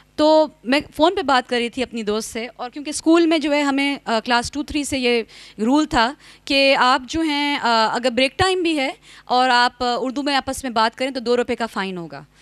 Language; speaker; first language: Urdu; native; Urdu